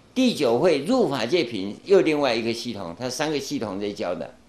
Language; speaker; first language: Chinese; non-native, local second language; Min Nan Chinese